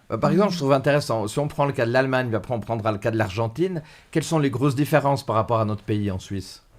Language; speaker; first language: French; native; French